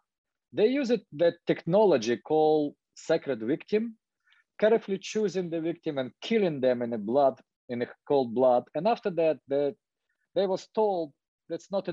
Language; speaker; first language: English; non-native, fluent; Ukrainian